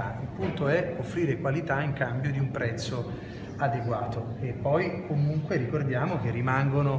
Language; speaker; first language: Italian; native; Italian